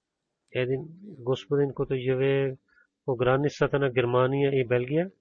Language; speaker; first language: Bulgarian; non-native, fluent; Urdu